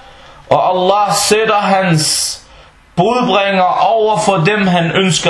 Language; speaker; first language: Danish; non-native, fluent; Arabic